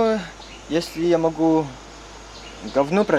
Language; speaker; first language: Russian; early bilingual, heritage; Russian